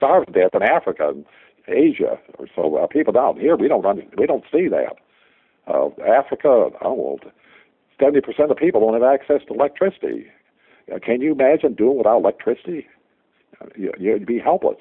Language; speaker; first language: English; native; English